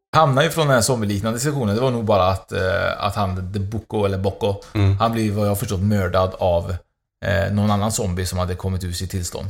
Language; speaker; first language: Swedish; early bilingual, other home language; Spanish